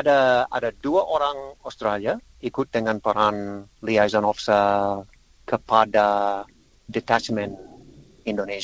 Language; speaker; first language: Indonesian; non-native, learner; English